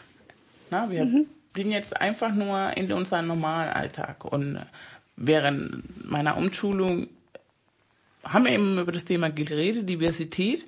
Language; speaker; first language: German; non-native, fluent; Spanish